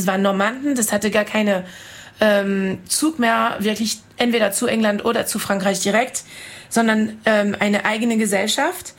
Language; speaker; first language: German; non-native, fluent; French